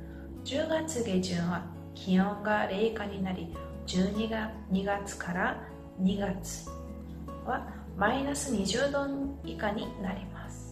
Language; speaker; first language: Japanese; non-native, fluent; Mongolian